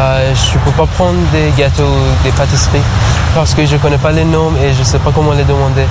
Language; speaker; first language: French; non-native, learner; Persian